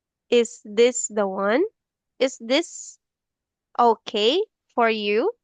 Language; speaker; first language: English; non-native, fluent; Filipino